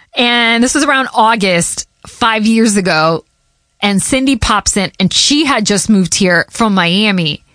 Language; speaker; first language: English; early bilingual, other home language; Portuguese